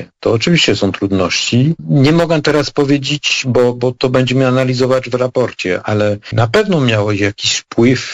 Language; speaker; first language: Polish; non-native, fluent; French